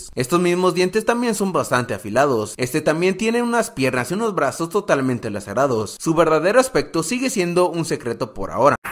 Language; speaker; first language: Spanish; native; Spanish